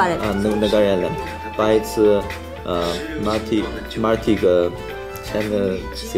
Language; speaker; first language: Armenian; non-native, learner; Chinese